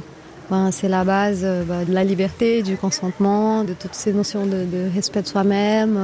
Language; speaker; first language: French; non-native, fluent; Portuguese